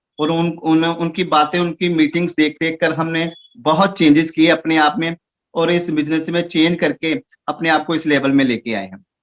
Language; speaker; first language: Hindi; non-native, local second language; Punjabi